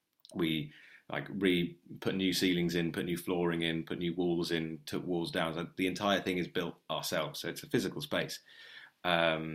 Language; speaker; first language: English; native; English